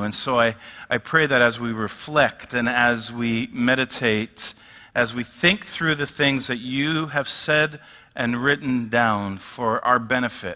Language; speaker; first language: English; native; English